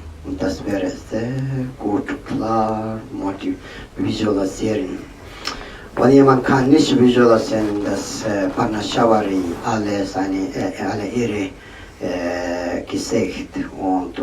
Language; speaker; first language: German; non-native, learner; Tibetan